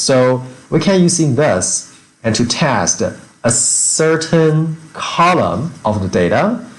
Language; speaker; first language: English; non-native, fluent; Chinese